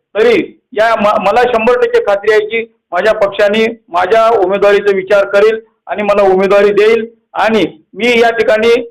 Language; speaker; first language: Marathi; native; Marathi